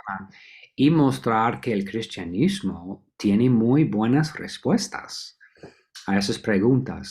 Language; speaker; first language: Spanish; non-native, fluent; English